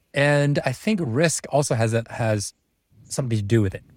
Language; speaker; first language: English; early bilingual, other home language; Czech